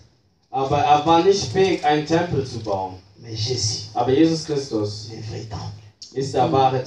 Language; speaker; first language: German; non-native, fluent; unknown